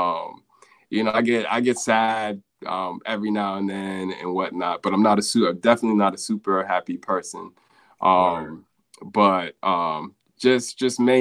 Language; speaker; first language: English; native; English